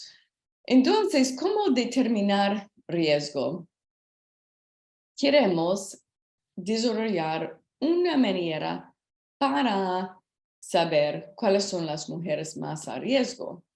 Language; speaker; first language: Spanish; non-native, learner; English